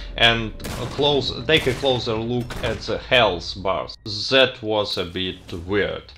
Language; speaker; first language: English; non-native, fluent; Russian